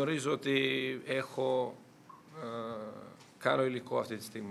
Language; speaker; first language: Greek; non-native, fluent; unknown